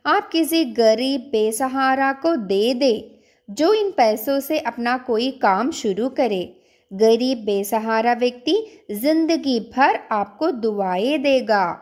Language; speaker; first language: Hindi; non-native, local second language; Malayalam